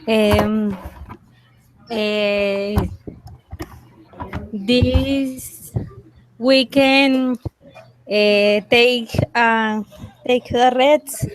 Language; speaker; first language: English; non-native, learner; Spanish